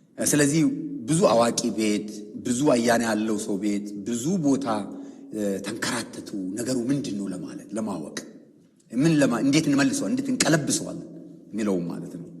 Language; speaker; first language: Amharic; non-native, local second language; Oromo